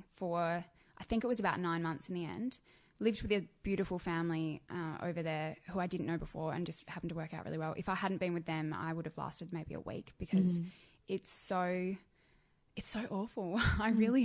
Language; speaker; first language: English; native; English